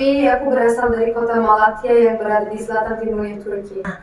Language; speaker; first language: Indonesian; non-native, fluent; Turkish